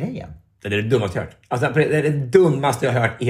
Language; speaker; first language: Swedish; native; Swedish